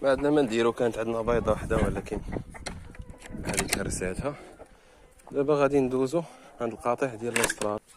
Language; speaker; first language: Arabic; native; Arabic